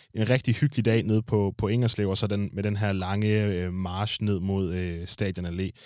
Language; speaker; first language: Danish; native; Danish